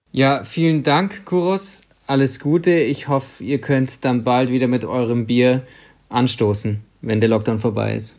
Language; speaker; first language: German; native; German